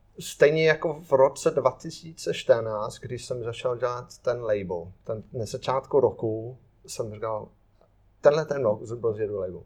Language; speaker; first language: Czech; non-native, fluent; English